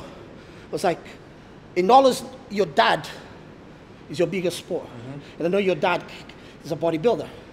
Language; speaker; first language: English; non-native, fluent; Portuguese